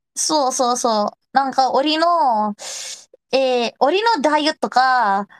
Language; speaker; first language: Japanese; non-native, learner; Indonesian